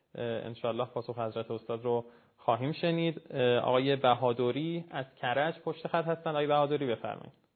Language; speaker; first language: Persian; native; Persian